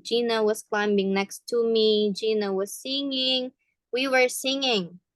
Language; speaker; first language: English; non-native, fluent; Indonesian